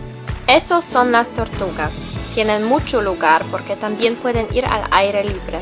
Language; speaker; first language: Spanish; non-native, learner; German